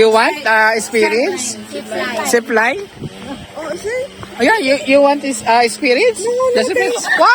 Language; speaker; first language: English; non-native, learner; Filipino